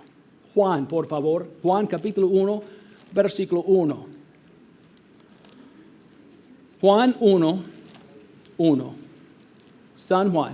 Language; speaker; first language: Spanish; non-native, fluent; English